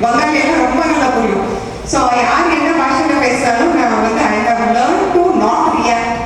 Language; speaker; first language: Tamil; early bilingual, other home language; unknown